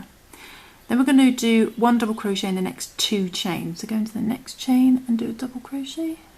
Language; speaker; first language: English; native; English